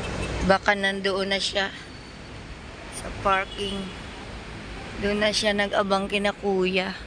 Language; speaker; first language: Filipino; non-native, local second language; Cebuano